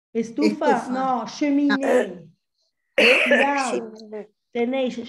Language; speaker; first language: French; non-native, fluent; Spanish